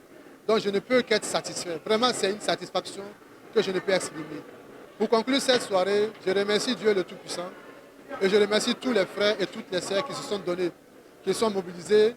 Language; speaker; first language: French; non-native, local second language; Dyula